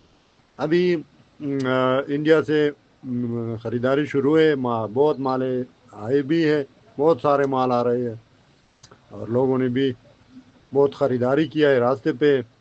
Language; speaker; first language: Hindi; non-native, fluent; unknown